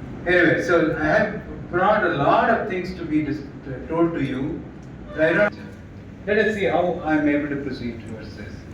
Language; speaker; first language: English; non-native, local second language; Tamil